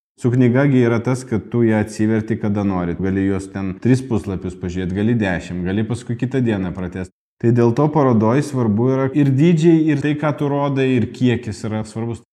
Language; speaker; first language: Lithuanian; non-native, local second language; Russian